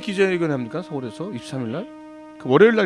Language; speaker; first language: Korean; native; Korean